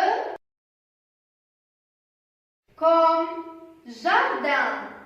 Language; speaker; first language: French; non-native, local second language; Arabic